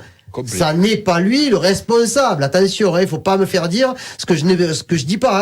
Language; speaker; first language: French; native; French